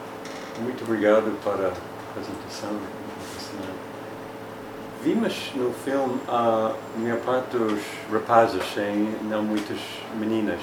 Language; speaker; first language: Portuguese; non-native, fluent; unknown